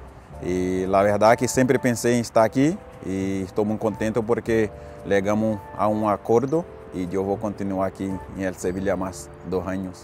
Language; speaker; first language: Spanish; non-native, fluent; Portuguese